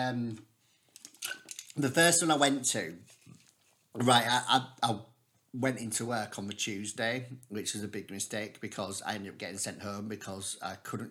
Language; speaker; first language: English; native; English